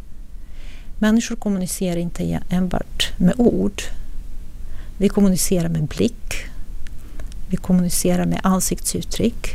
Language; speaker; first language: Swedish; non-native, fluent; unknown